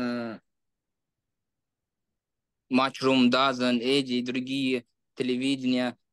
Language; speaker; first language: Russian; non-native, local second language; Uzbek